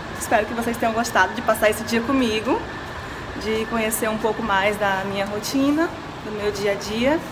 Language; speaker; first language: Portuguese; native; Portuguese